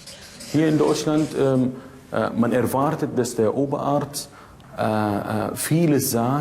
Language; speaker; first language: German; non-native, learner; Arabic